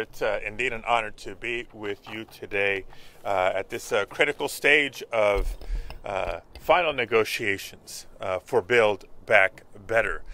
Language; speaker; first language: English; early bilingual, other home language; Spanish